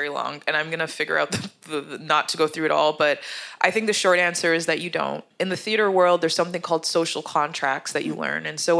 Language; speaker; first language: English; native; English